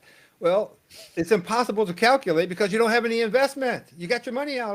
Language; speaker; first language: English; native; English